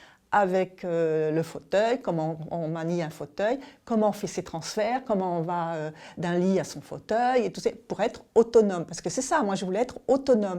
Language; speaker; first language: French; native; French